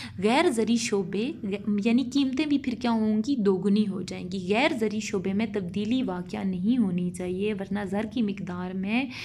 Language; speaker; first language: Urdu; non-native, local second language; Punjabi